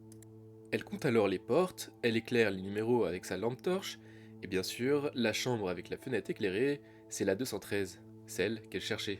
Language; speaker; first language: French; native; French